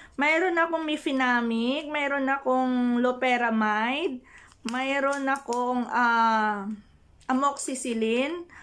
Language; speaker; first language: Filipino; non-native, local second language; Hiligaynon